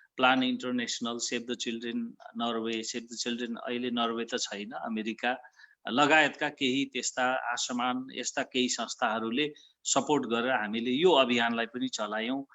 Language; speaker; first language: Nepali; native; Nepali